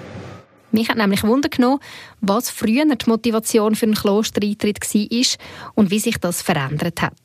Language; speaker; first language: German; native; German